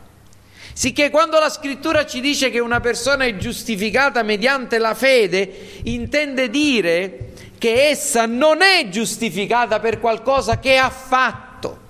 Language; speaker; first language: Italian; native; Italian